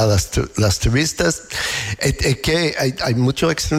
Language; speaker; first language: Spanish; non-native, learner; English